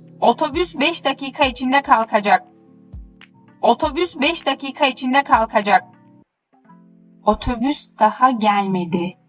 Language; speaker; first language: Turkish; non-native, fluent; Uzbek